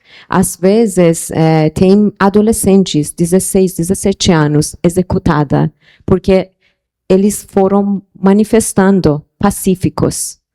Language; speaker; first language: Portuguese; non-native, fluent; Persian